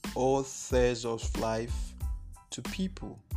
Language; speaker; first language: English; non-native, local second language; Igbo